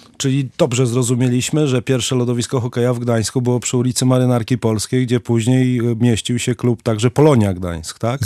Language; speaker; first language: Polish; native; Polish